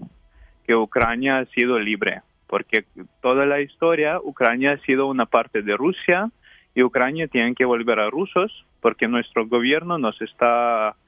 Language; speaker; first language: Spanish; non-native, fluent; Ukrainian